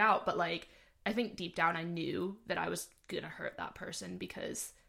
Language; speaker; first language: English; native; English